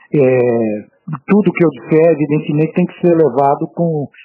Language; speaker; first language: Portuguese; native; Portuguese